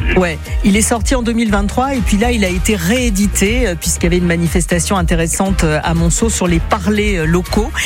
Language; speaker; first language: French; native; French